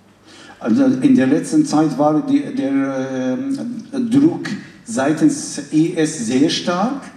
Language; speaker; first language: German; non-native, fluent; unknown